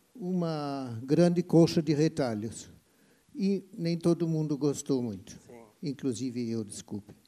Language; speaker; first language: Portuguese; non-native, fluent; German